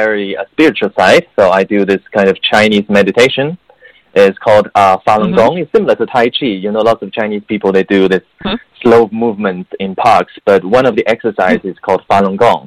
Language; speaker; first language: English; non-native, fluent; Chinese